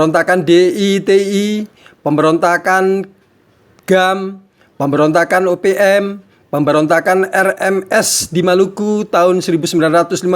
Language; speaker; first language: Indonesian; native; Indonesian